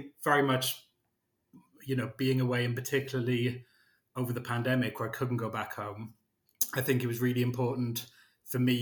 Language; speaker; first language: English; native; English